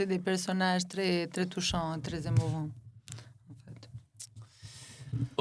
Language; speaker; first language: French; non-native, fluent; Albanian